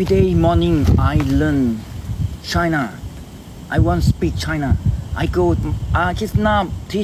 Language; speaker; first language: English; non-native, learner; Thai